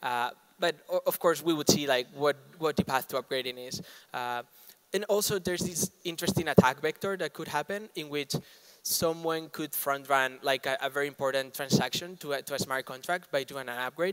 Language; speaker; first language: English; non-native, fluent; Spanish